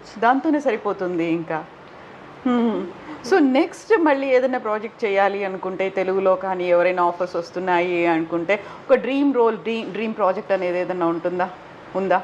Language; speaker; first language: Telugu; native; Telugu